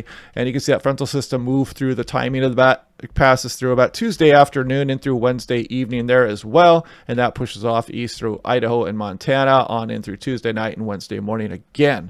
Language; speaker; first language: English; native; English